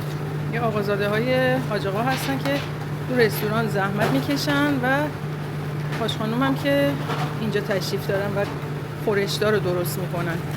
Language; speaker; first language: Persian; native; Persian